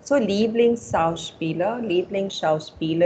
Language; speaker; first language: German; non-native, fluent; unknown